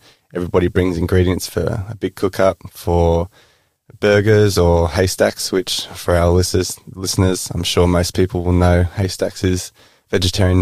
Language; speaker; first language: English; native; English